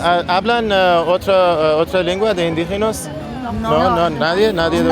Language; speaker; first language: Spanish; non-native, learner; Persian